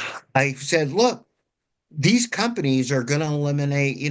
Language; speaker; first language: English; native; English